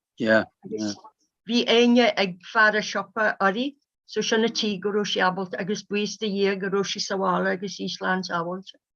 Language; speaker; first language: Irish; non-native, local second language; English